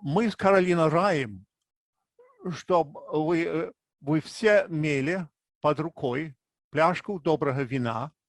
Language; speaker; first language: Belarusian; non-native, fluent; English